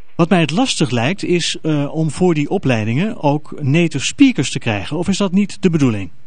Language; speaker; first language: Dutch; native; Dutch